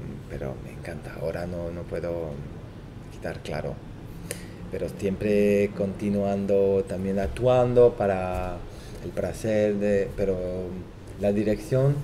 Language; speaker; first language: Spanish; non-native, fluent; Portuguese